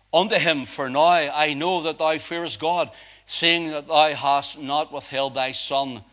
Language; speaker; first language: English; native; English